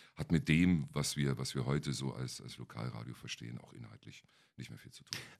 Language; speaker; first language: German; native; German